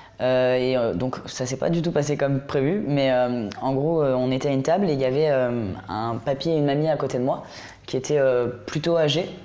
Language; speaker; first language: French; native; French